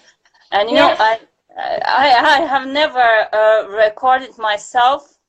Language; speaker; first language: English; non-native, fluent; Russian